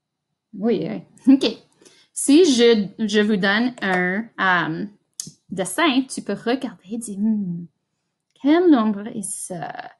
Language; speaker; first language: French; non-native, fluent; English